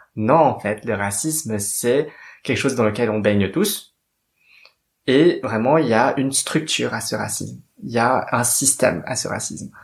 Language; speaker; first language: French; native; French